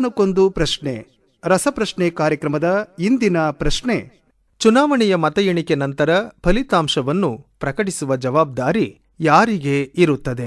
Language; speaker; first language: Kannada; native; Kannada